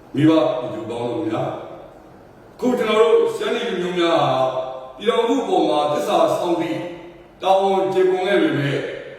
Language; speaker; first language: Burmese; non-native, local second language; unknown